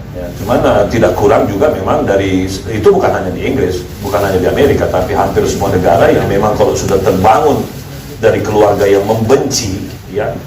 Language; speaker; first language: Indonesian; native; Indonesian